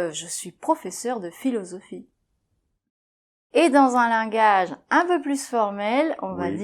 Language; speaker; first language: French; native; French